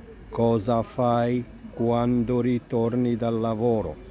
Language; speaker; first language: Italian; non-native, fluent; Arabic